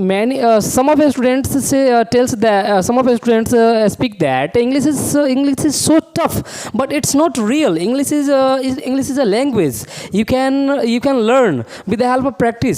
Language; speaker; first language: English; non-native, local second language; Hindi